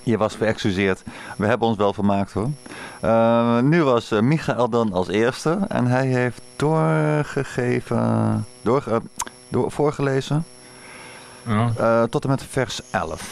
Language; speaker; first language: Dutch; native; Dutch